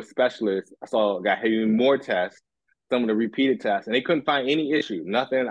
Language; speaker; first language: English; native; English